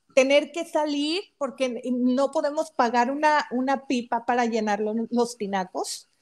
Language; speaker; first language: Spanish; native; Spanish